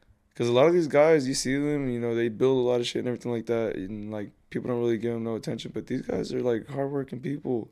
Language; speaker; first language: English; early bilingual, other home language; Spanish